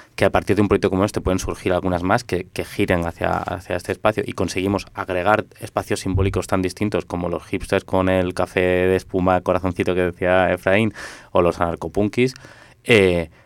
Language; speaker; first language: Spanish; non-native, local second language; Catalan